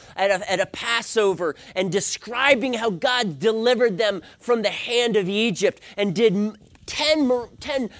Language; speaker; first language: English; native; English